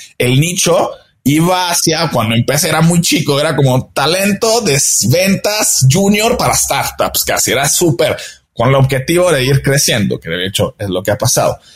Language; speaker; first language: Spanish; non-native, fluent; Italian